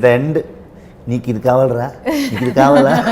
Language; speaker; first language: Telugu; non-native, learner; Kannada